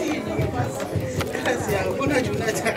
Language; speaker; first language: Italian; non-native, learner; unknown